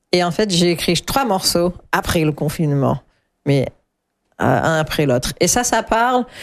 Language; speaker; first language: French; non-native, fluent; German